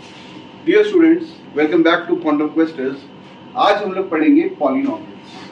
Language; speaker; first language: Hindi; native; Hindi